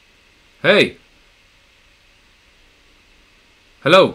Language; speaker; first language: English; early bilingual, other home language; Kurdish